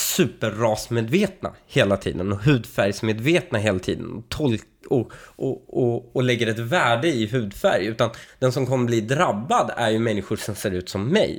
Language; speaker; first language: Swedish; native; Swedish